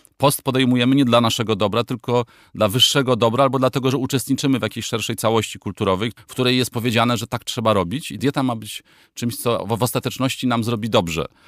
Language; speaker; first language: Polish; native; Polish